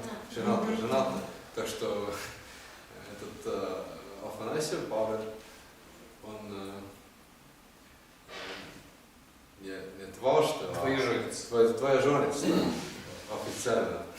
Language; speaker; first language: Russian; non-native, learner; Estonian